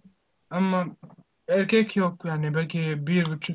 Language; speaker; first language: Turkish; non-native, learner; Arabic